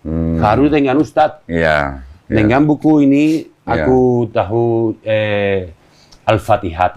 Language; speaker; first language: Indonesian; non-native, learner; Spanish